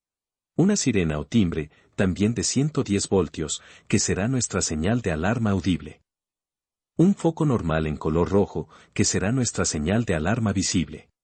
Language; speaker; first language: Spanish; native; Spanish